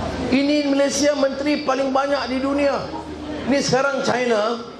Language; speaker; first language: Malay; native; Malay